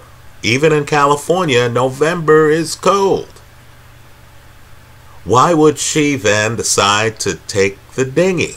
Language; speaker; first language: English; native; English